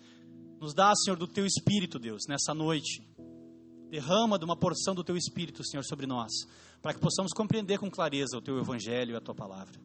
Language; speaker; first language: Portuguese; native; Portuguese